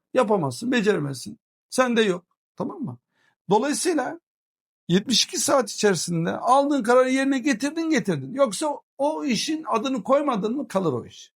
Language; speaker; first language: Turkish; early bilingual, heritage; Turkish